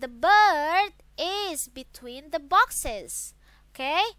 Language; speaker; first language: English; non-native, fluent; Indonesian